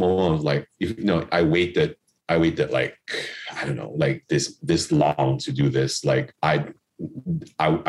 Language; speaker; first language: English; non-native, local second language; Chinese